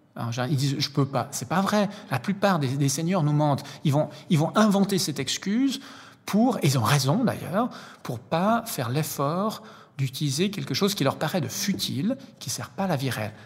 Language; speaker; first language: French; native; French